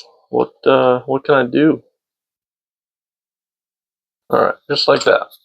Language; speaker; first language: English; native; English